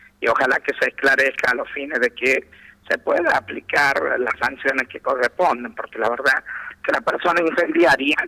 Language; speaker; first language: Spanish; native; Spanish